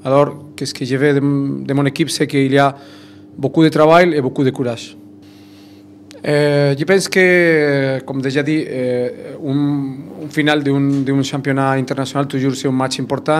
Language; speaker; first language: French; non-native, fluent; Spanish